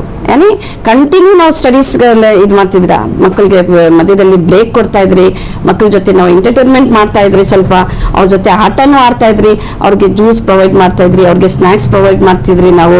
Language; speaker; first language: Kannada; non-native, local second language; Urdu